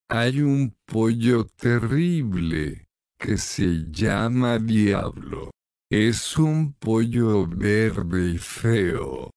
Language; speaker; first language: Spanish; non-native, learner; English